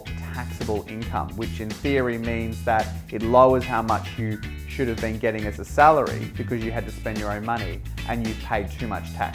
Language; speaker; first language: English; native; English